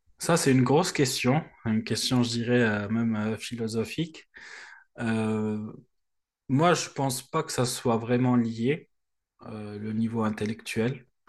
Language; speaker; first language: French; non-native, local second language; Arabic